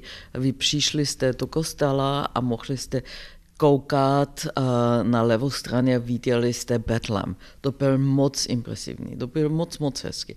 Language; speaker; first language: Czech; non-native, fluent; German